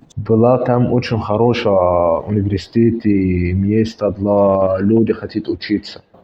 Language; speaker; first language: Russian; non-native, learner; Arabic